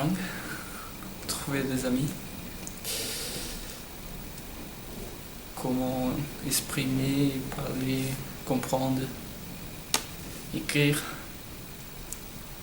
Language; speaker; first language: French; non-native, learner; Portuguese